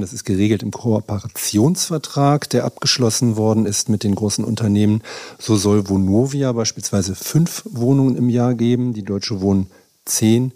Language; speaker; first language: German; native; German